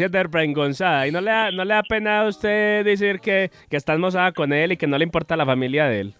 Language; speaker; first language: Spanish; native; Spanish